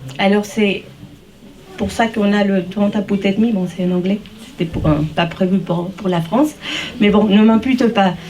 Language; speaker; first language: French; early bilingual, heritage; French